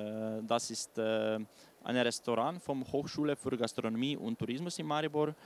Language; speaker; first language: German; non-native, learner; Slovenian